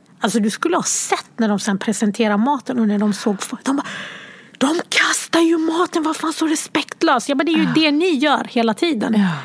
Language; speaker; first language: Swedish; early bilingual, other home language; Arabic